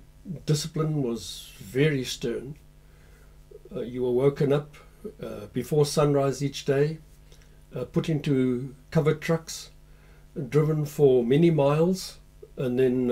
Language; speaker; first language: English; native; English